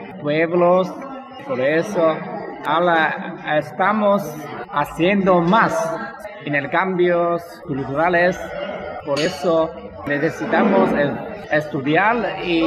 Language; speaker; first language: Spanish; non-native, fluent; Chinese